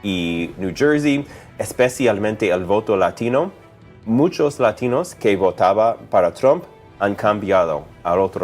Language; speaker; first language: Spanish; non-native, fluent; English